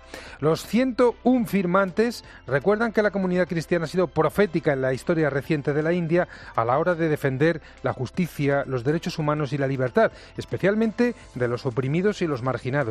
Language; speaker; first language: Spanish; native; Spanish